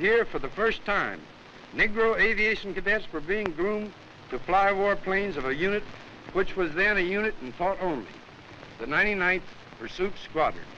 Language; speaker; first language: English; native; English